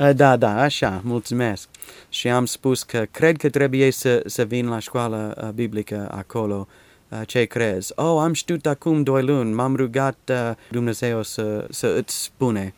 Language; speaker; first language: Romanian; non-native, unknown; English